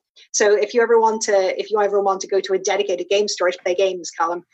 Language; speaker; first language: English; native; English